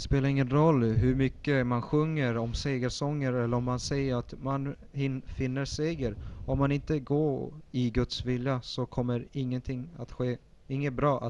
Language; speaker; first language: Swedish; early bilingual, other home language; Spanish